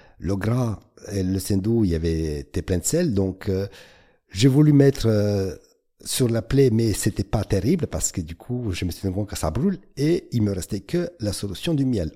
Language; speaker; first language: French; non-native, fluent; Romanian